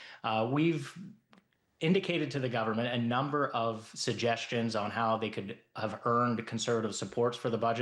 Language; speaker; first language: English; native; English